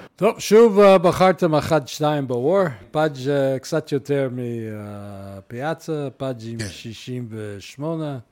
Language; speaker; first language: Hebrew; non-native, fluent; English